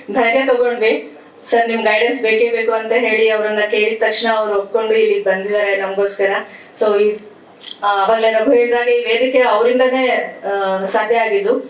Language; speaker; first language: Kannada; native; Kannada